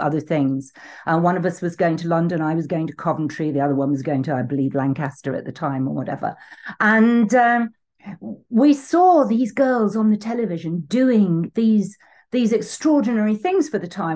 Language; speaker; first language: English; native; English